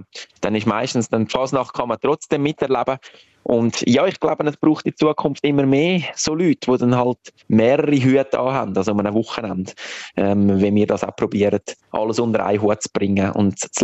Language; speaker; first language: German; native; German